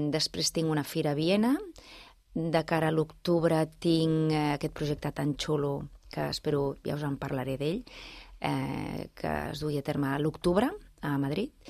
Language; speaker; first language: Catalan; non-native, local second language; Spanish